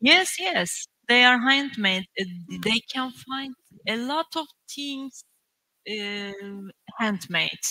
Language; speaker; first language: English; non-native, learner; Turkish